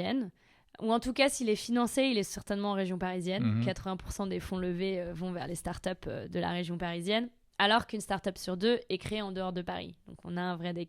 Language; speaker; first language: French; native; French